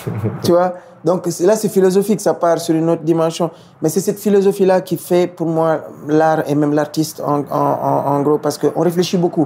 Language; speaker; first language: French; non-native, local second language; Wolof